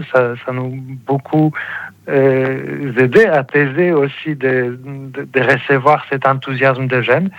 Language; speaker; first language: French; non-native, fluent; Polish